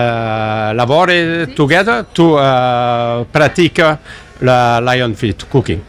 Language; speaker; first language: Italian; non-native, learner; French